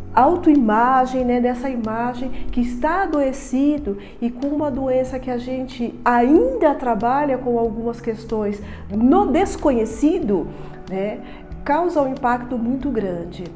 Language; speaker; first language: Portuguese; native; Portuguese